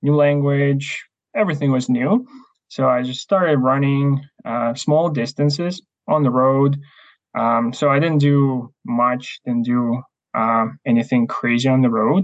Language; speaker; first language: English; non-native, fluent; Ukrainian